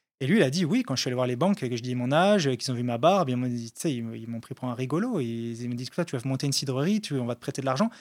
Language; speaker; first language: French; native; French